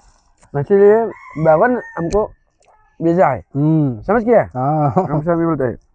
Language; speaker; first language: Hindi; non-native, local second language; Garo